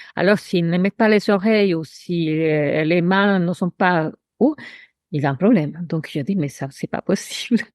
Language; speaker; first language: French; non-native, fluent; Spanish